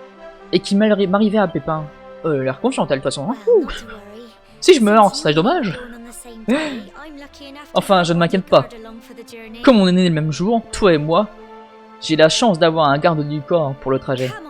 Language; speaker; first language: French; native; French